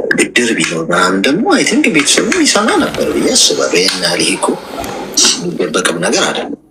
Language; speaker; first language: Amharic; native; Amharic